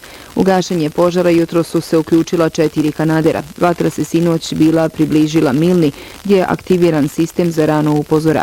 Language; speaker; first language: Bosnian; native; Bosnian